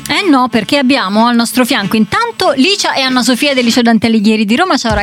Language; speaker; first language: Italian; native; Italian